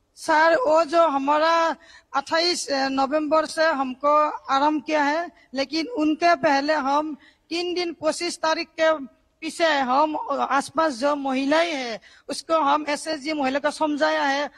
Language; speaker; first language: Hindi; non-native, local second language; Assamese